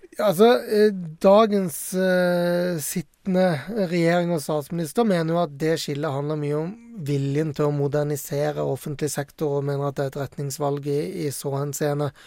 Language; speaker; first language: Norwegian; native; Norwegian